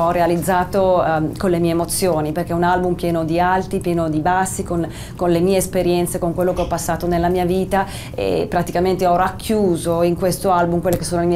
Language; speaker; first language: Italian; native; Italian